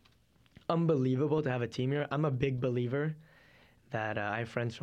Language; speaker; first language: English; native; English